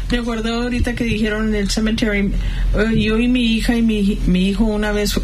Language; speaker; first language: Spanish; early bilingual, heritage; Spanish